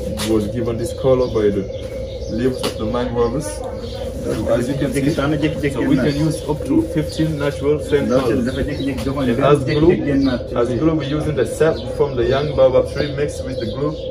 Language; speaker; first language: English; non-native, fluent; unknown